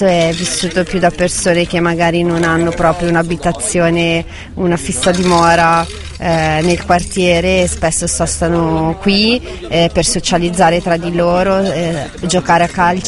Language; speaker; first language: Italian; native; Italian